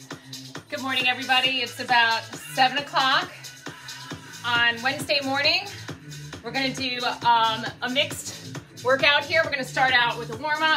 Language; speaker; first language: English; native; English